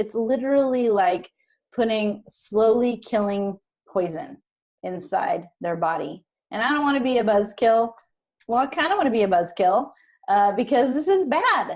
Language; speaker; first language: English; native; English